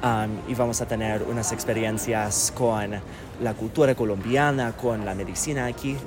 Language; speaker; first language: Spanish; non-native, learner; English